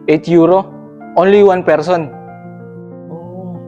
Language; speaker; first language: English; non-native, learner; Filipino